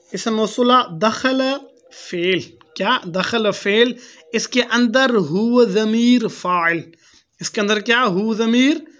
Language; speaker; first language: Urdu; non-native, local second language; Pashto